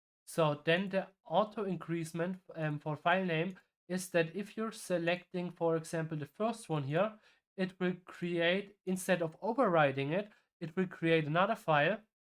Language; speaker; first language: English; non-native, fluent; German